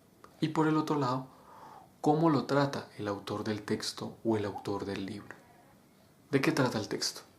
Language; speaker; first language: Spanish; native; Spanish